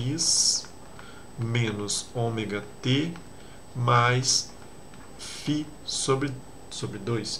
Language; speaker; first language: Portuguese; native; Portuguese